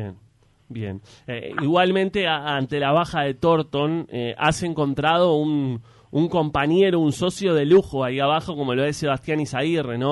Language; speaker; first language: Spanish; native; Spanish